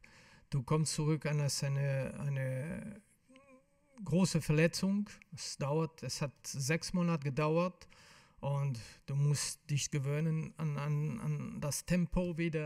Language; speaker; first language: German; non-native, fluent; French